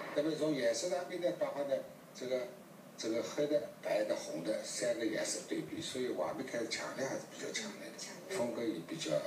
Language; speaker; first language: Chinese; native; Chinese